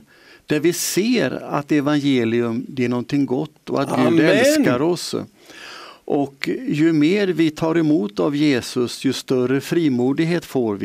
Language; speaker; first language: Swedish; native; Swedish